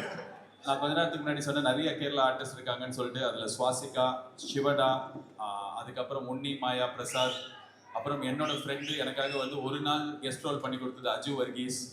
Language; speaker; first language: Tamil; native; Tamil